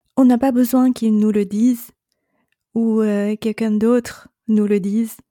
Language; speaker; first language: French; non-native, fluent; Chinese